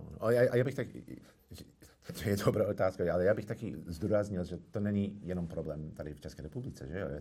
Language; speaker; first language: Czech; non-native, fluent; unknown